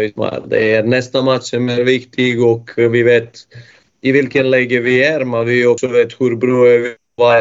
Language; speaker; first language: Swedish; non-native, fluent; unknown